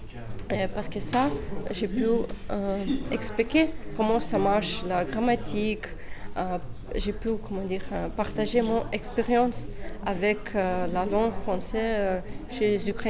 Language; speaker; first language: French; non-native, learner; Ukrainian